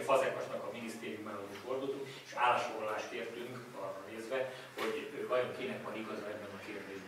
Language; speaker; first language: Hungarian; native; Hungarian